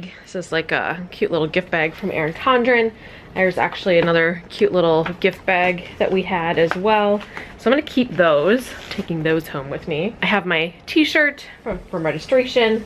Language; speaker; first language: English; native; English